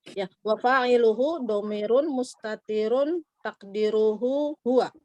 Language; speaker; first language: Arabic; non-native, learner; Indonesian